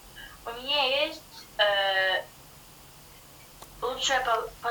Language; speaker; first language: Russian; non-native, learner; Kyrgyz